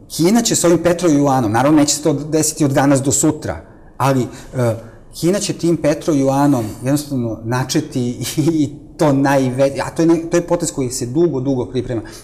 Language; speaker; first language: Serbian; native; Serbian